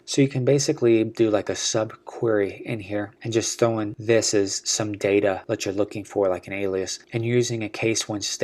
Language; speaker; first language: English; native; English